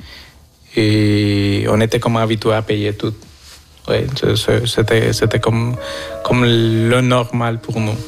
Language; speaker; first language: French; non-native, fluent; Spanish